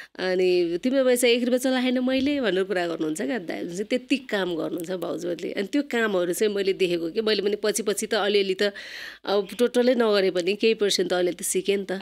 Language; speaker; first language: Nepali; non-native, local second language; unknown